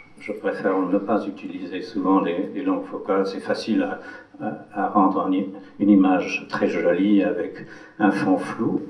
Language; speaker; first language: French; non-native, fluent; English